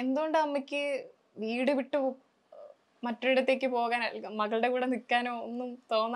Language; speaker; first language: Malayalam; native; Malayalam